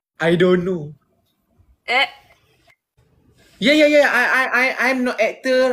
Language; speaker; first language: English; non-native, learner; Malay